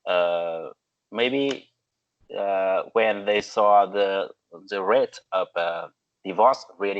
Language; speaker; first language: English; non-native, learner; Vietnamese